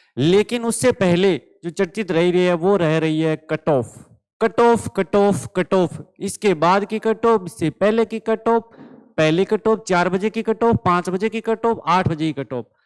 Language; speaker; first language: Hindi; native; Hindi